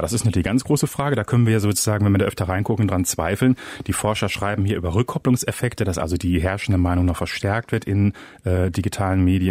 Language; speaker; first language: German; native; German